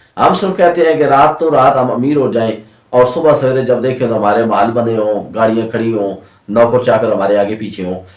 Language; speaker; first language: Urdu; non-native, local second language; Punjabi